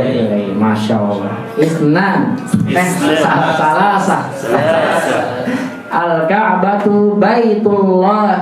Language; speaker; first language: Arabic; non-native, fluent; Indonesian